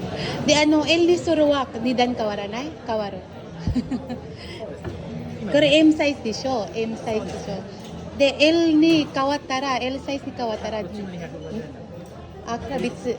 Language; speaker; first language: Japanese; non-native, learner; Filipino